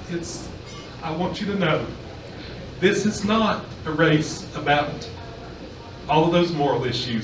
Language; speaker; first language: English; native; English